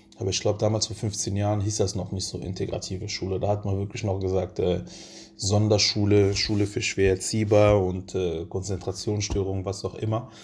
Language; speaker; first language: German; early bilingual, other home language; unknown